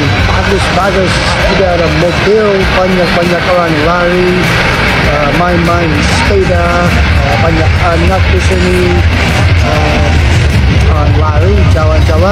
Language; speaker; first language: Indonesian; non-native, learner; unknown